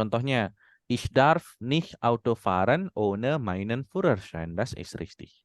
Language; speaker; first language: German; non-native, fluent; Indonesian